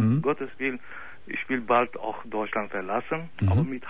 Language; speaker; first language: German; non-native, fluent; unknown